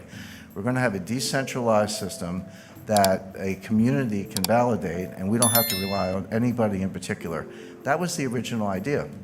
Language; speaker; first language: English; native; English